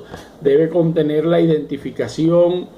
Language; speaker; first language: Spanish; native; Spanish